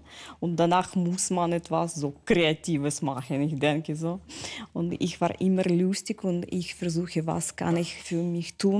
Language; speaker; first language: German; non-native, fluent; Ukrainian